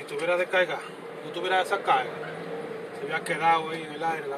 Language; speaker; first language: Spanish; native; Spanish